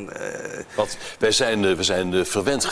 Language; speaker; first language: Dutch; native; Dutch